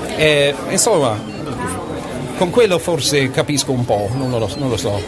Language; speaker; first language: Italian; non-native, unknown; English